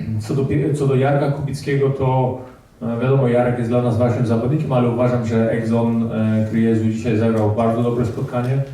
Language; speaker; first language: Polish; early bilingual, heritage; Polish